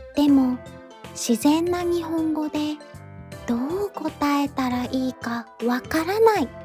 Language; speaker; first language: Japanese; native; Japanese